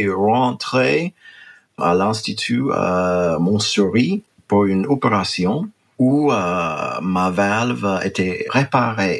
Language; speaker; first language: French; non-native, fluent; English